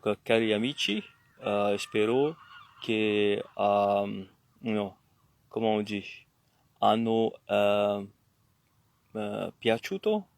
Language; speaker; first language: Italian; non-native, learner; French